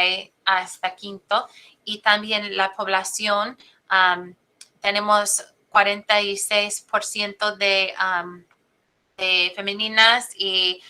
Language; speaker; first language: Spanish; non-native, fluent; English